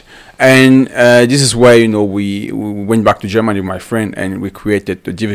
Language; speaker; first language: English; non-native, local second language; French